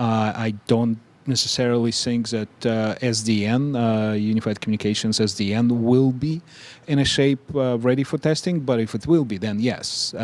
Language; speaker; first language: English; non-native, fluent; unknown